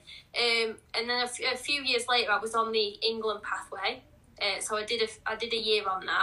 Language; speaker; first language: English; native; English